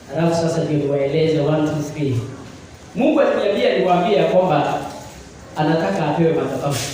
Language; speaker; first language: Swahili; non-native, local second language; Kikuyu